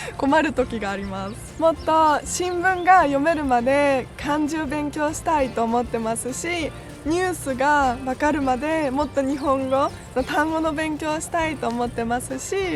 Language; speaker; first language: Japanese; early bilingual, heritage; German